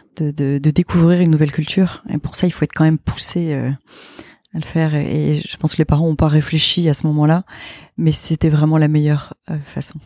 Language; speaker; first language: French; native; French